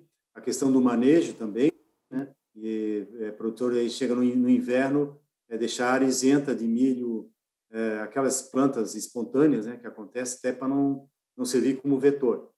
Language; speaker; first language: Portuguese; native; Portuguese